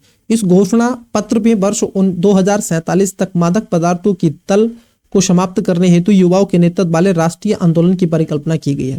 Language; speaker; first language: Hindi; native; Hindi